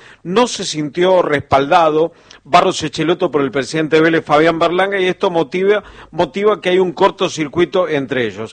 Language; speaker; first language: Spanish; native; Spanish